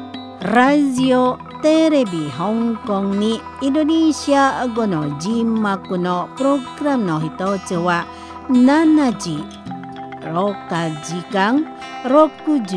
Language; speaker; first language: Japanese; non-native, fluent; Indonesian